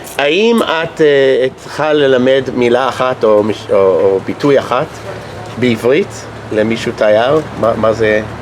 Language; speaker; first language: Hebrew; non-native, fluent; English